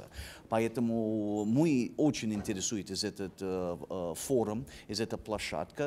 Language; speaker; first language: Russian; non-native, learner; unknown